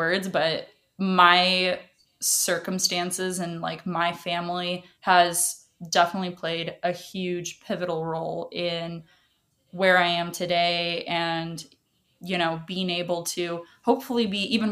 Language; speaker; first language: English; early bilingual, other home language; Russian